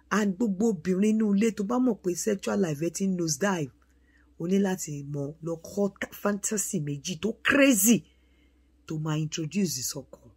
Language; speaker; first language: Yoruba; non-native, local second language; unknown